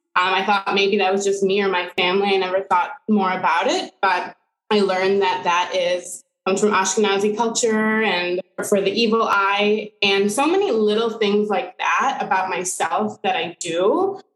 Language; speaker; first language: English; early bilingual, other home language; Spanish